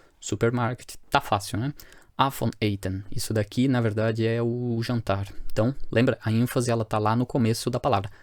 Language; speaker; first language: Portuguese; native; Portuguese